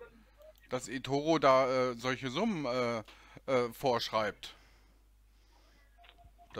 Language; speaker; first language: German; native; German